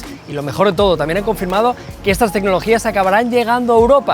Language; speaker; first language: Spanish; native; Spanish